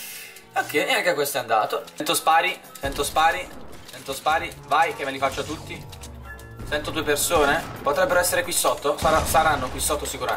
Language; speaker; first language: Italian; native; Italian